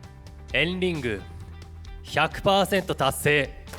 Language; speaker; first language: Japanese; native; Japanese